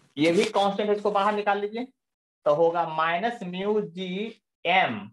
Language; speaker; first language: Hindi; native; Hindi